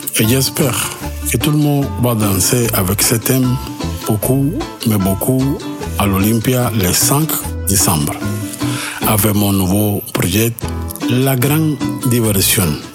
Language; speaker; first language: French; non-native, fluent; Spanish